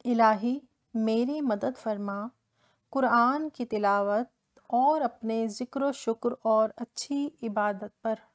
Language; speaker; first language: Hindi; native; Hindi